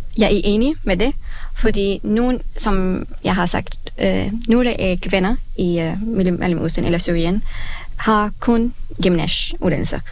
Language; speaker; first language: Danish; non-native, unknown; Arabic